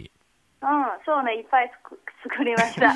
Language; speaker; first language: Japanese; non-native, learner; Chinese